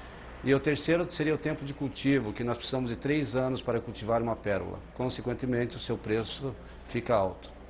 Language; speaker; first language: Portuguese; native; Portuguese